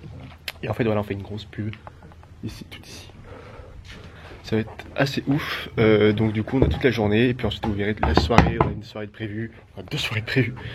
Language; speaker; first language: French; native; French